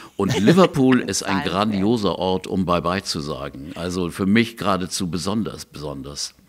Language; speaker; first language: German; native; German